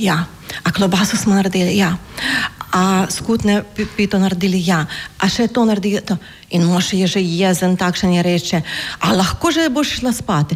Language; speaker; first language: Slovenian; non-native, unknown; Ukrainian